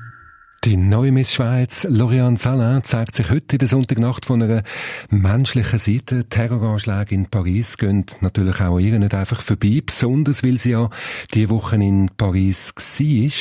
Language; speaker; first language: German; native; German